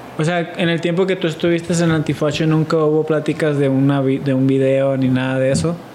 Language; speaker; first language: Spanish; native; Spanish